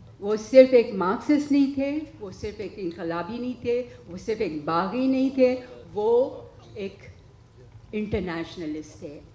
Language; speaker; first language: Urdu; non-native, local second language; English